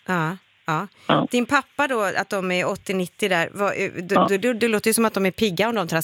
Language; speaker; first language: Swedish; native; Swedish